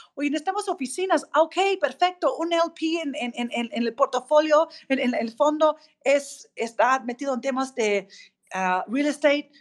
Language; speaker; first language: Spanish; non-native, fluent; English